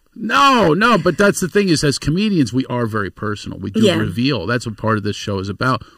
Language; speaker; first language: English; native; English